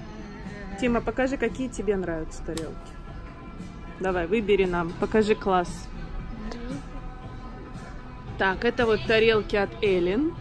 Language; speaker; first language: Russian; native; Russian